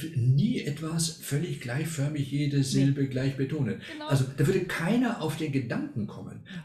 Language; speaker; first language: German; non-native, fluent; Spanish